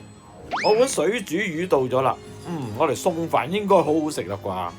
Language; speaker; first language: Cantonese; native; Cantonese